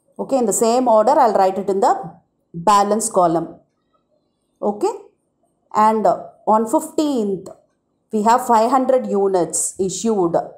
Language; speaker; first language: English; non-native, local second language; Tamil